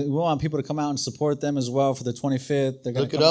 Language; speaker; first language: English; native; English